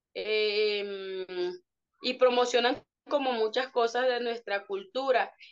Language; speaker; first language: Spanish; native; Spanish